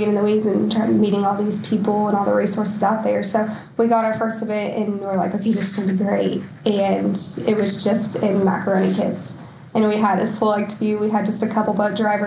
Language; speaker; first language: English; native; English